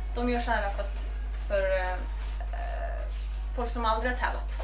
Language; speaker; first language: Swedish; non-native, fluent; Icelandic